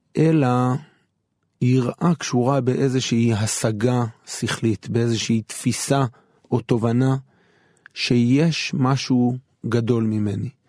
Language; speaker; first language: Hebrew; native; Hebrew